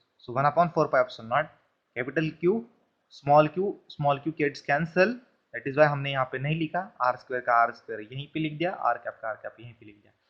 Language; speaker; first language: Hindi; non-native, local second language; Marathi